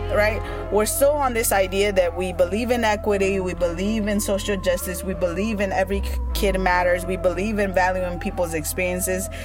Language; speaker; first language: English; early bilingual, other home language; Spanish